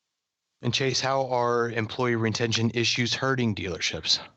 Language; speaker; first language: English; native; English